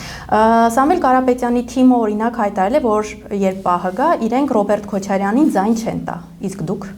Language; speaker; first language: Armenian; native; Armenian